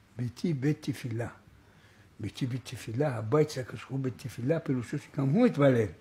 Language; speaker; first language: Hebrew; native; Hebrew